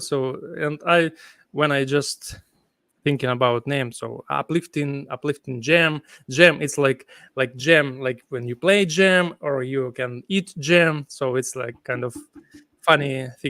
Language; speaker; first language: English; non-native, fluent; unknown